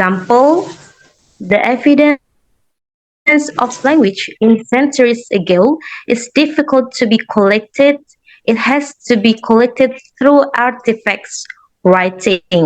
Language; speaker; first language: English; non-native, learner; Indonesian